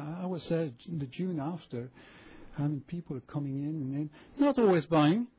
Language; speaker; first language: English; non-native, fluent; French